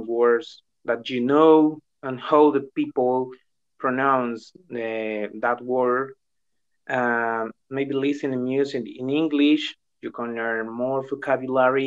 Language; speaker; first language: English; non-native, learner; Spanish